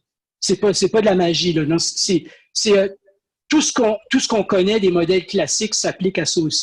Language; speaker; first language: French; native; French